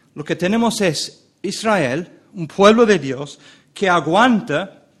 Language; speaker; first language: Spanish; non-native, fluent; English